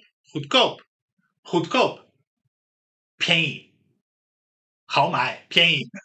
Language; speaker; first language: Dutch; non-native, fluent; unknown